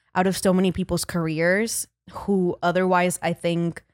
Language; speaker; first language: English; early bilingual, other home language; Spanish